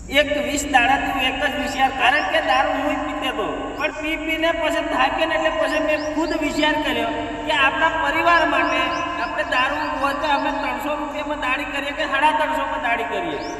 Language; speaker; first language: Gujarati; non-native, local second language; Bhili